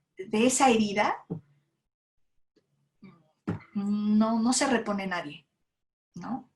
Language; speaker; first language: Spanish; native; Spanish